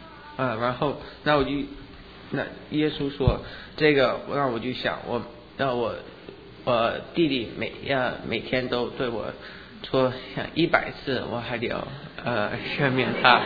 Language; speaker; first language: Chinese; early bilingual, heritage; English